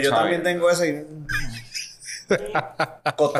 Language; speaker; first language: Spanish; native; Spanish